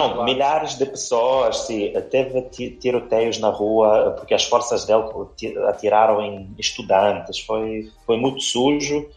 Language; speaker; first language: Portuguese; non-native, fluent; Ukrainian